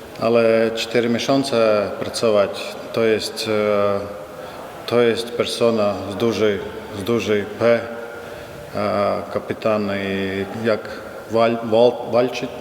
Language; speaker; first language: Polish; non-native, learner; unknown